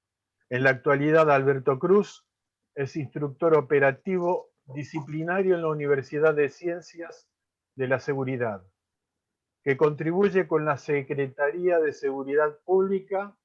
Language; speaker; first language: Spanish; native; Spanish